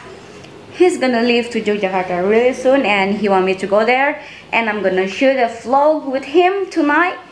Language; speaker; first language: English; non-native, fluent; Indonesian